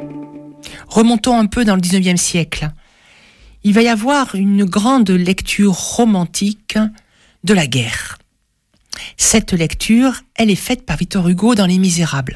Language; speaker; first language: French; native; French